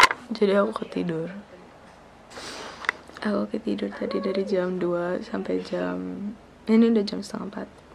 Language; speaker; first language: Indonesian; early bilingual, heritage; Indonesian